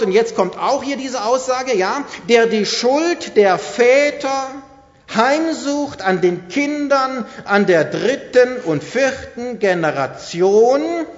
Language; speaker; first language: German; native; German